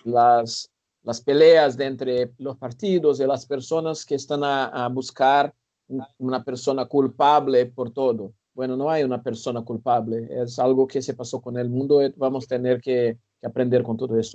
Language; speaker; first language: Spanish; non-native, fluent; Portuguese